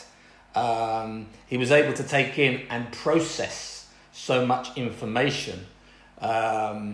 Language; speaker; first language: English; native; English